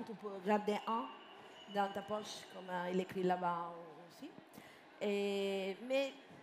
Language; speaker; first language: French; non-native, fluent; Italian